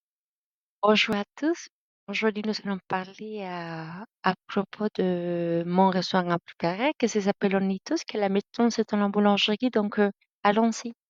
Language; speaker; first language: French; non-native, learner; Spanish